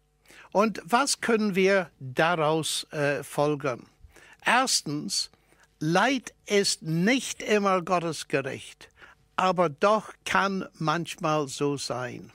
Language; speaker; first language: German; non-native, fluent; English